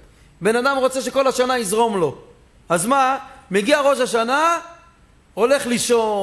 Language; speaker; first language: Hebrew; native; Hebrew